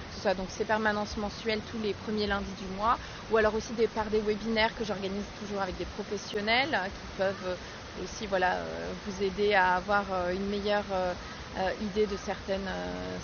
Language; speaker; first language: French; native; French